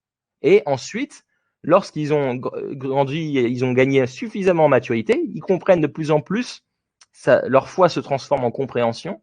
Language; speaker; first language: French; native; French